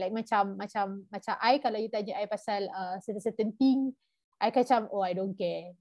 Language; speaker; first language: English; non-native, local second language; Malay